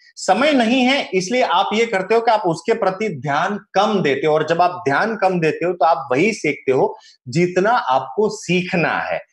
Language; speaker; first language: Hindi; non-native, local second language; Gujarati